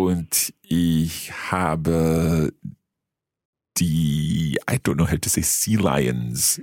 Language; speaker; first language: German; non-native, learner; English